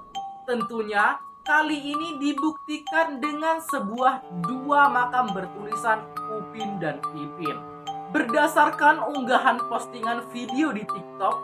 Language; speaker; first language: Indonesian; native; Indonesian